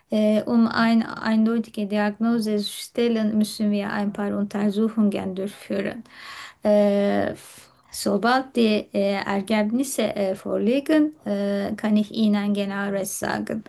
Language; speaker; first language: German; non-native, fluent; Turkish